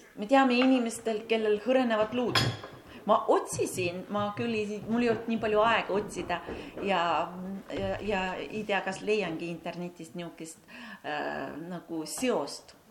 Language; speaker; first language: Estonian; non-native, local second language; Russian